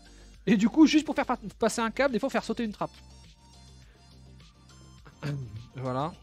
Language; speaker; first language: French; native; French